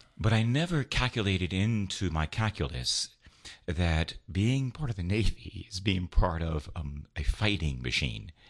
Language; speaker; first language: English; native; English